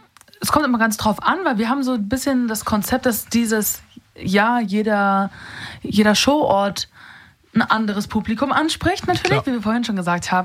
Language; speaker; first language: German; native; German